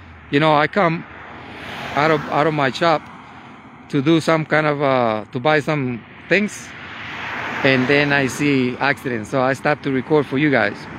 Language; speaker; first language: English; non-native, fluent; Spanish